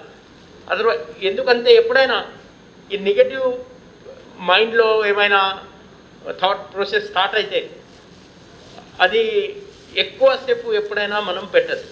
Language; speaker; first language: Telugu; non-native, local second language; Hindi